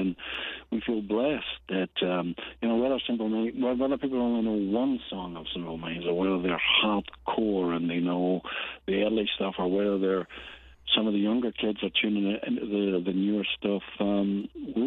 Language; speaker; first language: English; native; English